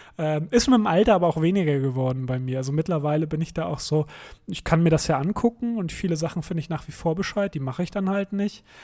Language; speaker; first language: German; native; German